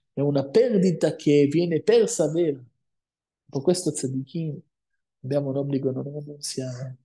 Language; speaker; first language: Italian; non-native, fluent; Spanish